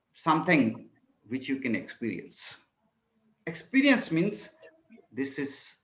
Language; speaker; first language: English; non-native, local second language; Hindi